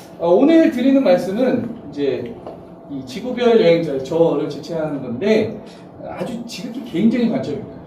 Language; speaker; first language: Korean; native; Korean